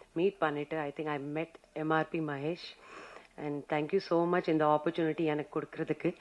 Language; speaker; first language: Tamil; non-native, fluent; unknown